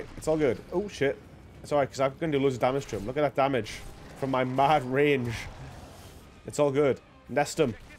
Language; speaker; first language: English; native; English